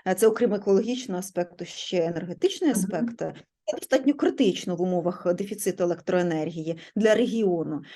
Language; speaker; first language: Ukrainian; native; Ukrainian